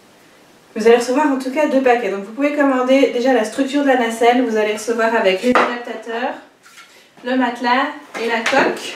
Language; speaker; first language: French; native; French